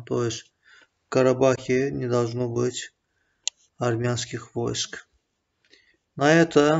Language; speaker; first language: Russian; non-native, fluent; Azerbaijani